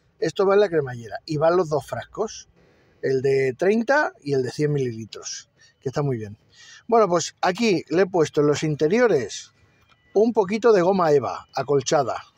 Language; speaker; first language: Spanish; native; Spanish